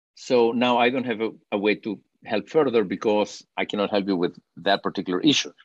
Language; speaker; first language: English; non-native, fluent; Spanish